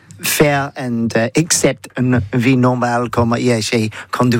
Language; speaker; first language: French; non-native, learner; English